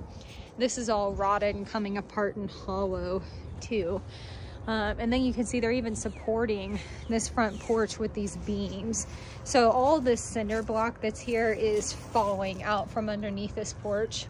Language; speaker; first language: English; native; English